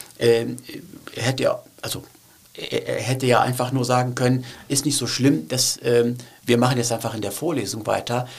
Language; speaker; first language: German; early bilingual, other home language; Turkish